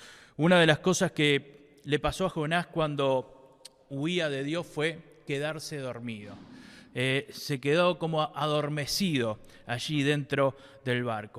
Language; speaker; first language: Spanish; native; Spanish